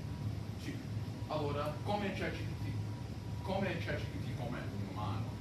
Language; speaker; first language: Italian; non-native, learner; English